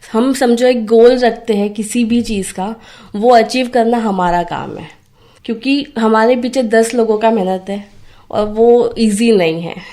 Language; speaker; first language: Hindi; non-native, local second language; Marathi